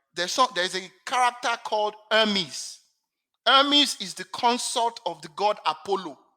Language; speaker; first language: English; non-native, local second language; Yoruba